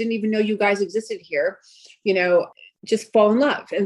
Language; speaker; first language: English; early bilingual, other home language; Greek